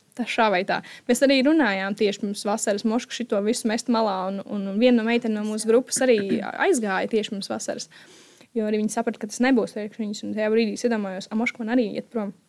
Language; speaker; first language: Latvian; native; Latvian